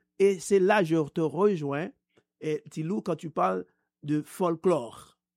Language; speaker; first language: French; non-native, local second language; Haitian Creole